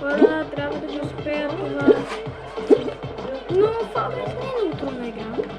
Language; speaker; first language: Bulgarian; native; Bulgarian